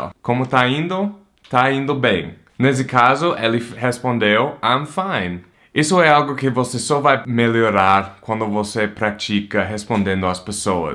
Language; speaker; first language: Portuguese; non-native, fluent; English